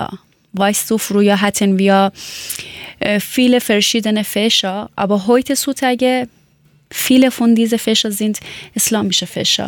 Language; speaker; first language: German; non-native, local second language; Persian